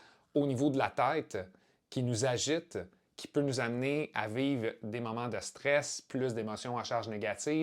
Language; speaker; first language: French; native; French